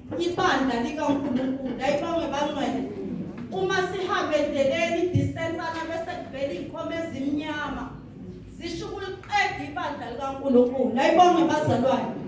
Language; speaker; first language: Zulu; non-native, local second language; Southern Sotho